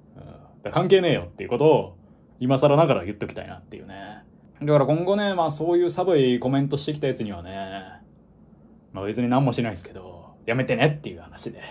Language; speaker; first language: Japanese; native; Japanese